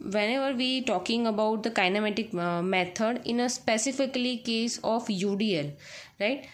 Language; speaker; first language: English; non-native, local second language; Gujarati